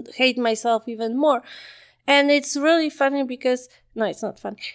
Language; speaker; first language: English; non-native, fluent; Polish